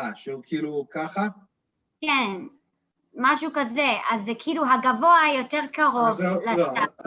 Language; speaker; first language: Hebrew; non-native, fluent; English